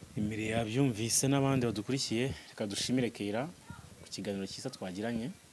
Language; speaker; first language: Kinyarwanda; native; Kinyarwanda